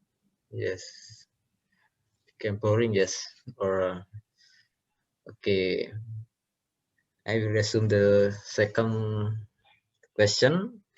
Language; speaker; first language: English; non-native, learner; Indonesian